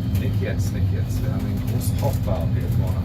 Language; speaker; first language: German; non-native, learner; English